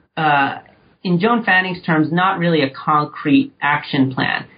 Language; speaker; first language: English; native; English